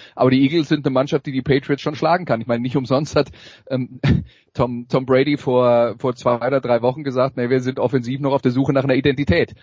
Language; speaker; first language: German; non-native, fluent; French